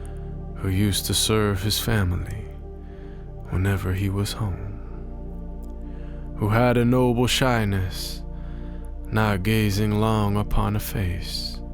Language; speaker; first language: English; native; English